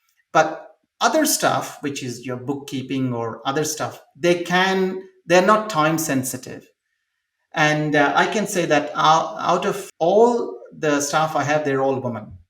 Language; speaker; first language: English; non-native, local second language; Telugu